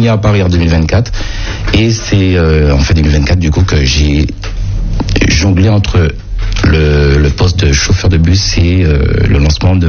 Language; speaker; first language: French; native; French